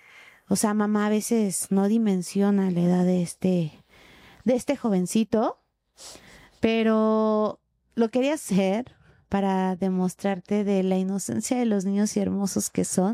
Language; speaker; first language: Spanish; native; Spanish